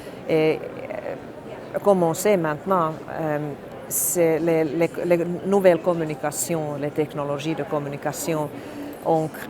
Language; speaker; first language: French; non-native, fluent; Finnish